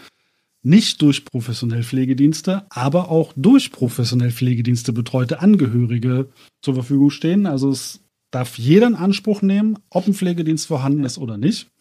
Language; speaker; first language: German; native; German